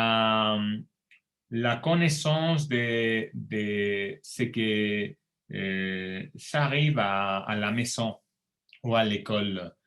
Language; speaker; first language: French; non-native, fluent; Spanish